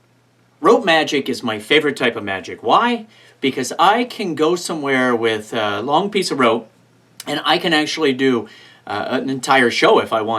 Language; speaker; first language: English; native; English